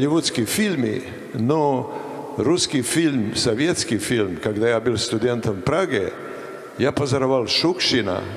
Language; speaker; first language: Russian; non-native, learner; Serbian